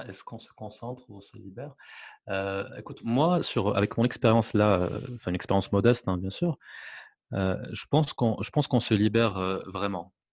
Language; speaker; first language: French; non-native, local second language; Arabic